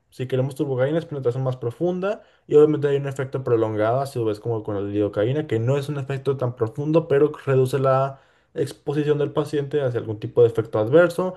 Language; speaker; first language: Spanish; native; Spanish